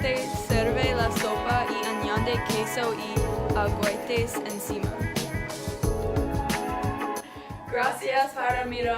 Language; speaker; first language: Spanish; non-native, learner; English